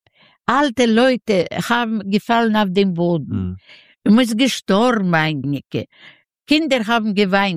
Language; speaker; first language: German; non-native, fluent; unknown